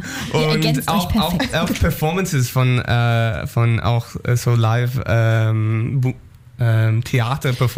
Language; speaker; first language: German; non-native, learner; English